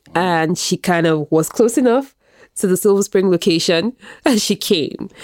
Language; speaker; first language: English; non-native, local second language; Yoruba